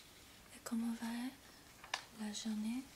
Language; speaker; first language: French; non-native, learner; English